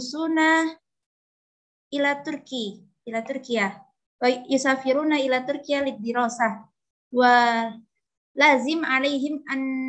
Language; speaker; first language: Arabic; non-native, learner; Indonesian